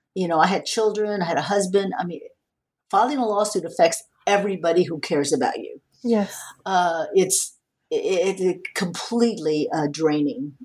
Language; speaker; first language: English; native; English